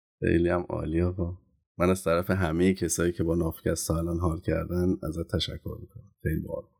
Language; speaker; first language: Persian; non-native, local second language; Azerbaijani